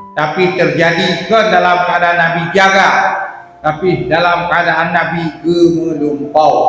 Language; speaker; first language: Malay; non-native, local second language; Achinese